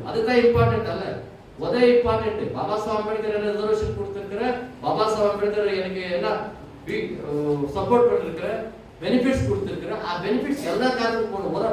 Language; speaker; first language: Tamil; non-native, learner; Kannada